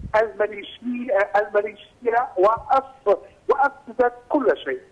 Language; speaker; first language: Arabic; native; Arabic